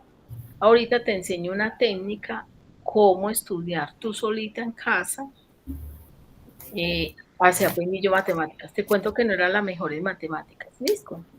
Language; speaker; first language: Spanish; native; Spanish